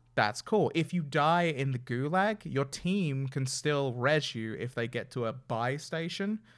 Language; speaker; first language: English; native; English